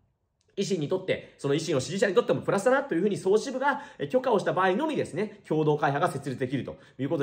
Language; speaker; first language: Japanese; native; Japanese